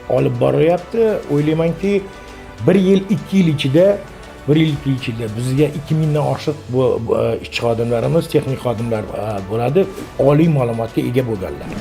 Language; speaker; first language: Uzbek; native; Uzbek